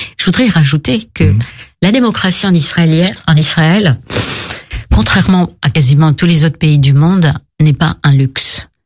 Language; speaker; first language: French; native; French